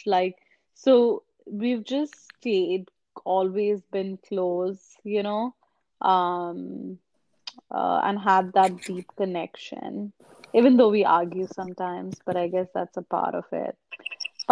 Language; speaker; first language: English; non-native, local second language; Hindi